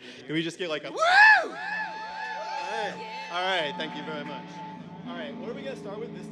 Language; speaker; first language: English; native; English